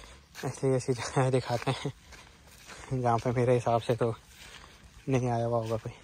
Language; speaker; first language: Hindi; native; Hindi